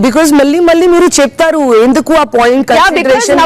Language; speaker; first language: Telugu; non-native, fluent; Hindi